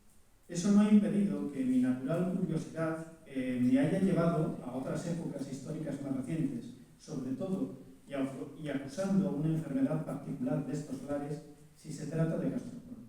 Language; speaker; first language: Spanish; native; Spanish